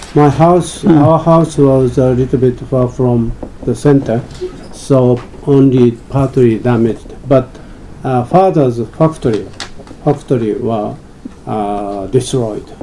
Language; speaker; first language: English; non-native, fluent; Japanese